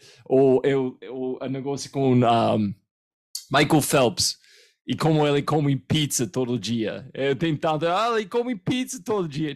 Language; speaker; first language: Portuguese; non-native, fluent; English